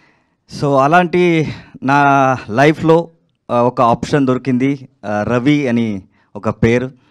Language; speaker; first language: Telugu; non-native, learner; Kannada